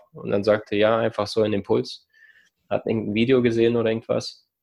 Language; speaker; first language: German; early bilingual, other home language; Russian